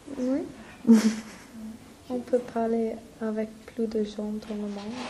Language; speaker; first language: French; non-native, learner; English